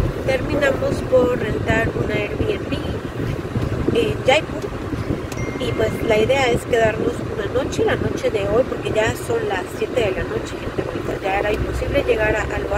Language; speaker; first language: Spanish; native; Spanish